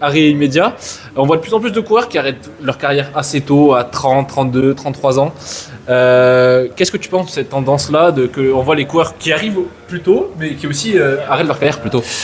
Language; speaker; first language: French; native; French